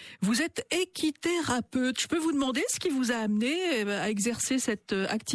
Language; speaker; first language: French; native; French